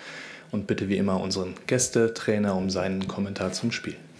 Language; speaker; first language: German; native; German